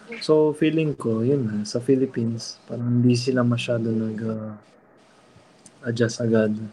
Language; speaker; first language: Filipino; early bilingual, heritage; Filipino